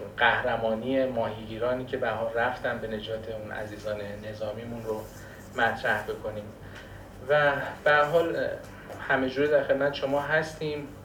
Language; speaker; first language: Persian; non-native, local second language; Baluchi